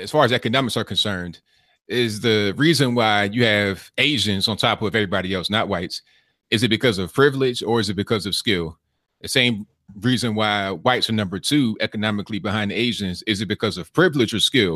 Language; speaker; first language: English; native; English